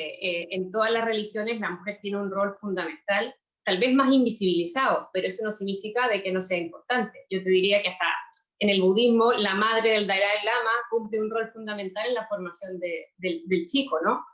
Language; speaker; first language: Spanish; native; Spanish